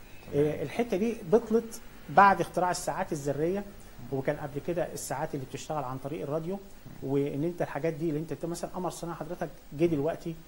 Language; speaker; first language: Arabic; native; Arabic